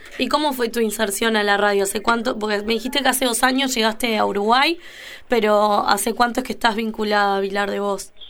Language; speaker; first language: Spanish; native; Spanish